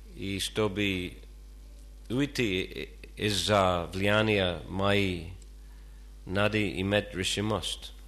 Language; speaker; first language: Russian; non-native, fluent; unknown